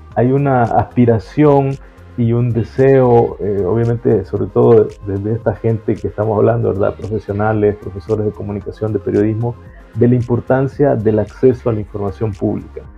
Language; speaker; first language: Spanish; native; Spanish